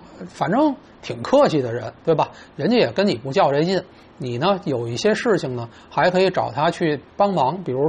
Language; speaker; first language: Chinese; native; Chinese